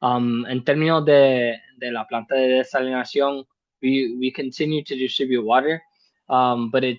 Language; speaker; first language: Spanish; early bilingual, heritage; Spanish